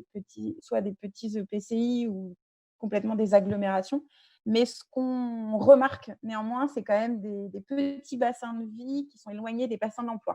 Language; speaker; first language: French; native; French